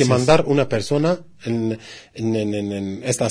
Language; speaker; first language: Spanish; non-native, learner; Kurdish